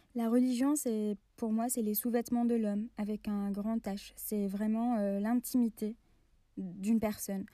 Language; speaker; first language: French; non-native, local second language; Arabic